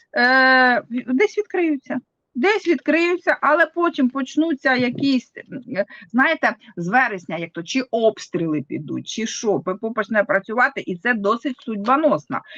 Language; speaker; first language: Ukrainian; native; Ukrainian